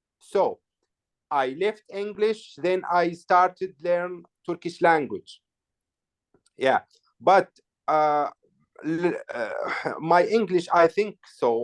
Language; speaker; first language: English; non-native, learner; Arabic